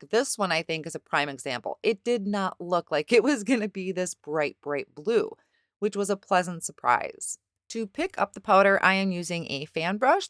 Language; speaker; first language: English; native; English